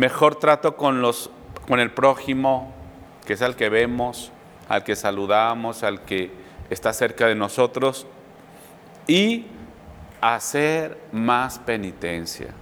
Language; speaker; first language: Spanish; native; Spanish